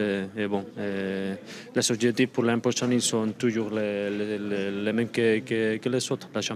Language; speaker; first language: French; non-native, fluent; Spanish